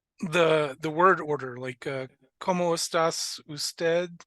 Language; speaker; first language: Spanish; non-native, learner; English